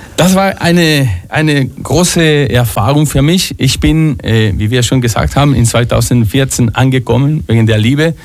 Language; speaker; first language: German; non-native, fluent; Spanish